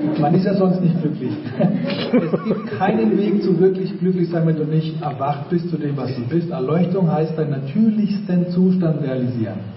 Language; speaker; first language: German; native; German